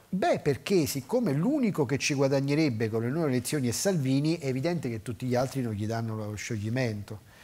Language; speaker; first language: Italian; native; Italian